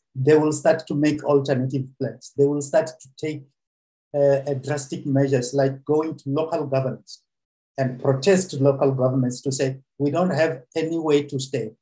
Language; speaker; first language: English; non-native, local second language; Venda